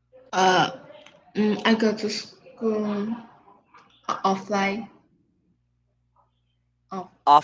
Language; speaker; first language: English; non-native, learner; Vietnamese